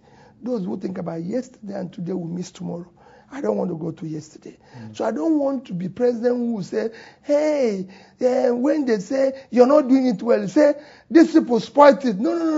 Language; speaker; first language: English; non-native, local second language; Igbo